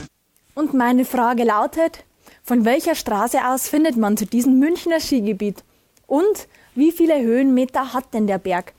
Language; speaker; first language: German; native; German